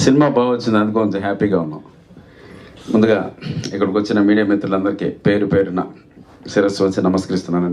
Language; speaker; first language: Telugu; native; Telugu